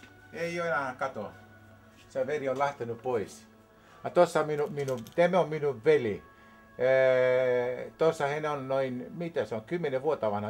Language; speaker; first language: Finnish; non-native, learner; Greek